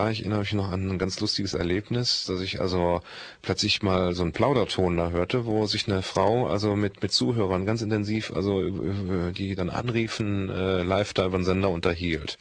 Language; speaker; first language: German; native; German